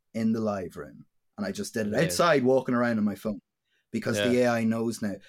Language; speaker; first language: English; native; English